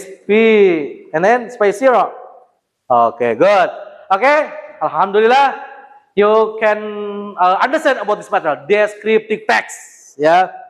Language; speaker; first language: English; non-native, learner; Indonesian